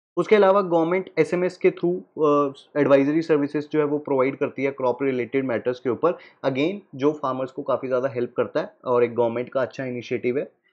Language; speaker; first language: Hindi; native; Hindi